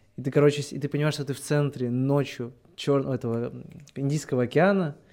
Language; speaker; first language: Russian; native; Russian